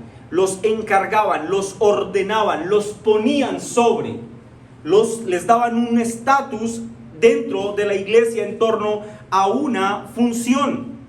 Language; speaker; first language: Spanish; native; Spanish